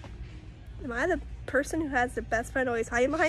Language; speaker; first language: English; native; English